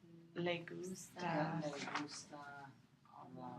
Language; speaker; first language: Spanish; non-native, learner; English